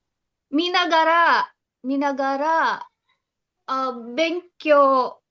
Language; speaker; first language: Japanese; non-native, learner; Indonesian